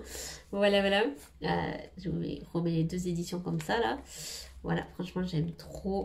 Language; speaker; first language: French; native; French